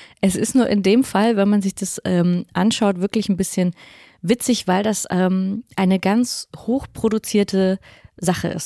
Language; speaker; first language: German; native; German